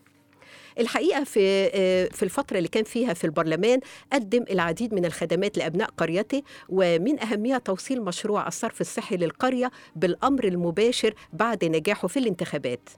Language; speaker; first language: Arabic; native; Arabic